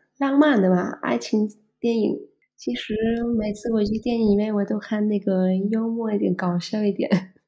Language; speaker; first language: Chinese; non-native, fluent; Vietnamese